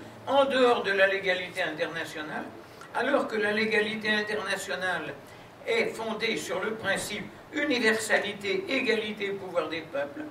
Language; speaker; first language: French; native; French